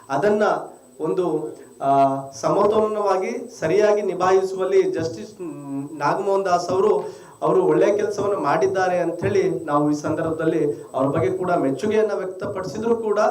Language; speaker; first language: Kannada; non-native, local second language; Lambadi